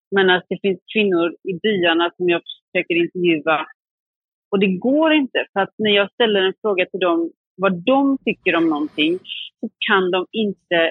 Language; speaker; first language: Swedish; native; Swedish